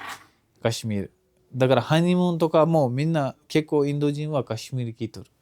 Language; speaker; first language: Japanese; non-native, fluent; Kashmiri